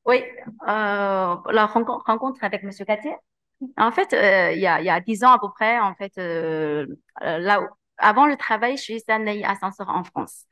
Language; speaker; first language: French; non-native, learner; Chinese